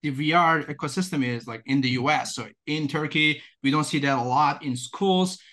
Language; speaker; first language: English; non-native, fluent; Turkish